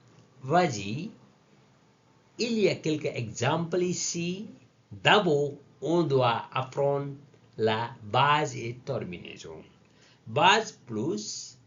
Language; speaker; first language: French; non-native, learner; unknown